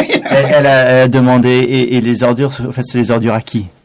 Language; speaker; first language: French; non-native, fluent; German